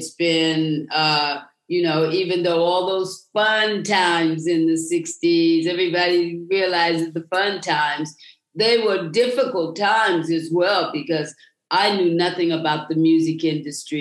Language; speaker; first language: English; native; English